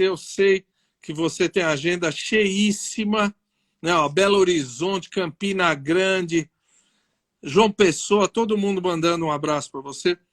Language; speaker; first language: Portuguese; native; Portuguese